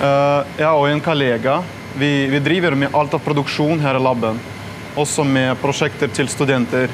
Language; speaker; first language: Norwegian; non-native, fluent; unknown